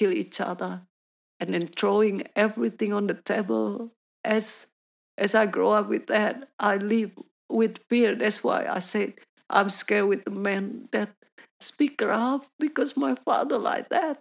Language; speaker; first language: English; non-native, learner; Indonesian